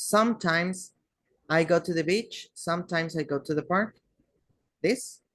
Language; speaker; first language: English; non-native, fluent; Spanish